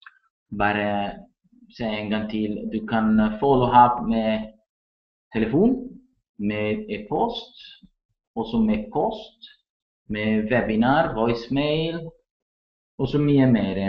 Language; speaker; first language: Norwegian; non-native, learner; Italian